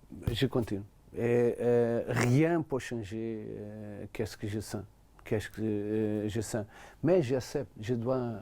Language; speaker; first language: French; non-native, learner; Portuguese